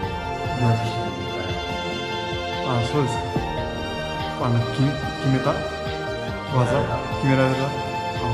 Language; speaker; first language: Japanese; non-native, fluent; Portuguese